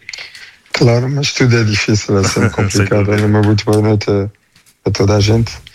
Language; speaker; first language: Portuguese; early bilingual, heritage; French